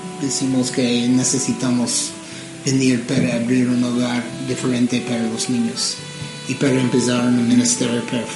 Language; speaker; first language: Spanish; non-native, learner; English